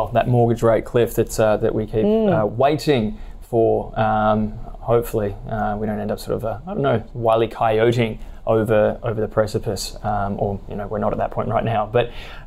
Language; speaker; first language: English; native; English